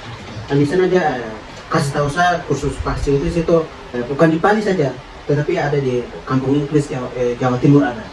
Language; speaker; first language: Indonesian; non-native, local second language; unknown